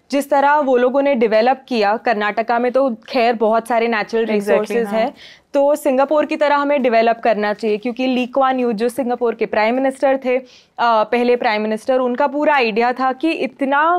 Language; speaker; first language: Hindi; non-native, local second language; Gujarati